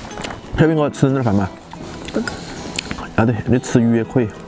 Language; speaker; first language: Chinese; native; Chinese